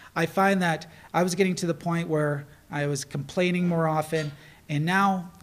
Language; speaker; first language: English; native; English